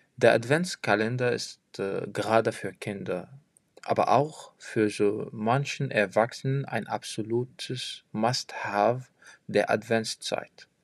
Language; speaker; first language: German; non-native, fluent; French